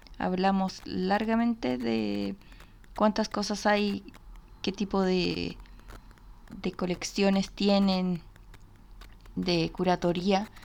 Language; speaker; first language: Spanish; native; Spanish